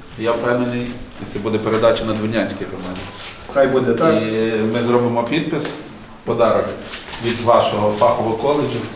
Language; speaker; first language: Ukrainian; native; Ukrainian